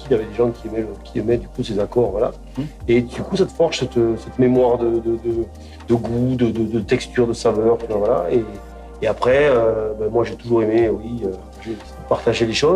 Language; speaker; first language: French; native; French